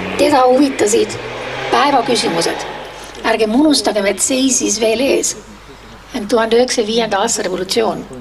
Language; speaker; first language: Estonian; early bilingual, heritage; Estonian